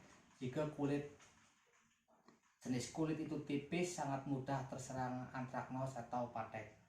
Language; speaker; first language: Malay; non-native, local second language; Javanese